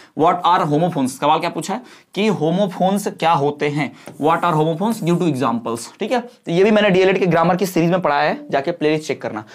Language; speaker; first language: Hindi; non-native, local second language; Bhojpuri